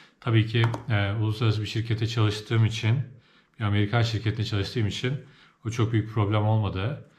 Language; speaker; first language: Turkish; native; Turkish